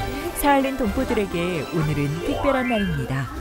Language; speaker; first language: Korean; native; Korean